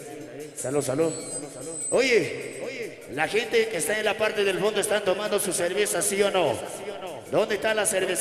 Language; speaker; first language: Spanish; native; Spanish